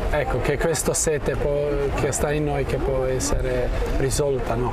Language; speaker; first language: Italian; non-native, fluent; Croatian